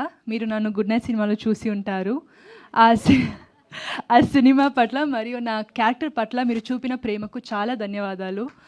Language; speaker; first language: Telugu; non-native, learner; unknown